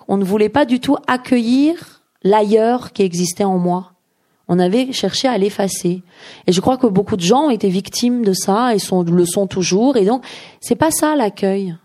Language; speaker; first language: French; early bilingual, other home language; Persian